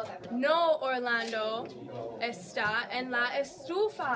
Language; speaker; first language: Spanish; non-native, learner; English